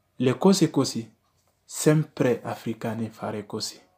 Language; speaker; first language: Italian; non-native, learner; Wolof